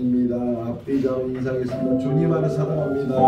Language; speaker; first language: Korean; native; Korean